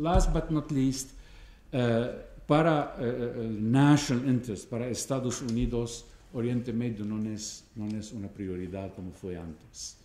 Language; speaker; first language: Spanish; non-native, fluent; Arabic